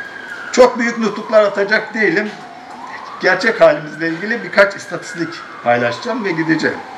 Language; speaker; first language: Turkish; native; Turkish